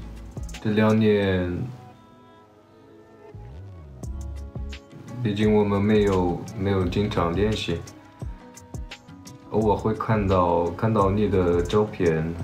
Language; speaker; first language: Chinese; early bilingual, heritage; Chinese